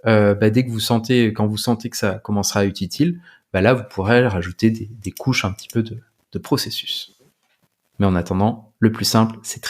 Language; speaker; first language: French; native; French